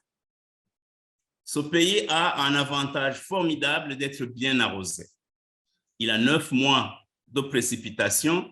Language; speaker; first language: French; non-native, local second language; Rundi